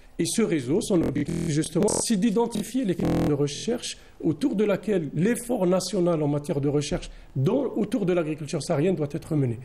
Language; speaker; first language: French; non-native, local second language; Arabic